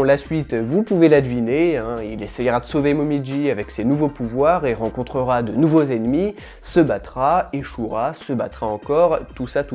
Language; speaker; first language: French; native; French